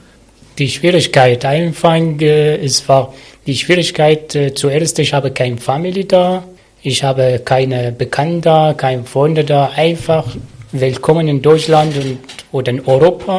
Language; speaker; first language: German; non-native, learner; Arabic